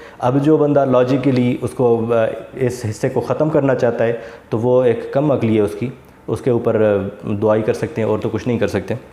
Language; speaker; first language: Urdu; non-native, local second language; Sindhi